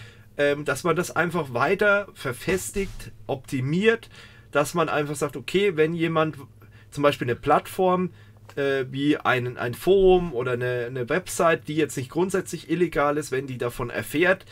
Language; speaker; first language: German; native; German